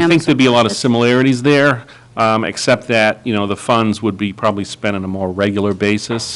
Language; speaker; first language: English; native; English